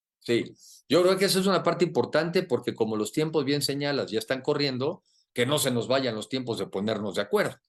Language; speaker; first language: Spanish; native; Spanish